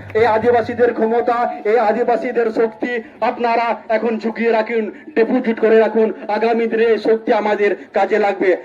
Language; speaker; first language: Bangla; non-native, local second language; Santali